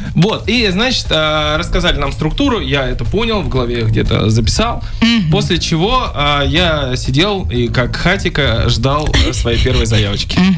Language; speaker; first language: Russian; native; Russian